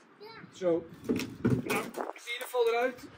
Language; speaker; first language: Dutch; native; Dutch